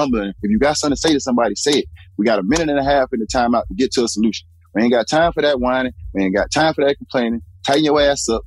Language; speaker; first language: English; native; English